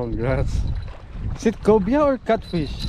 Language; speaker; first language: English; non-native, learner; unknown